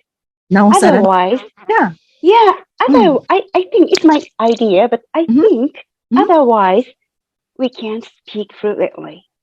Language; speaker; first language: English; non-native, fluent; Japanese